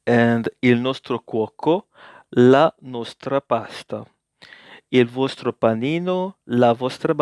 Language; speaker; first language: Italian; non-native, learner; English